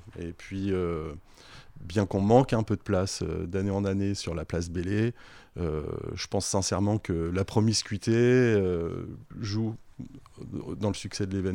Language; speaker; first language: French; native; French